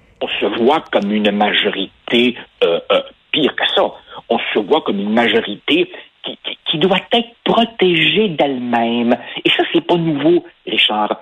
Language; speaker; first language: French; early bilingual, other home language; Spanish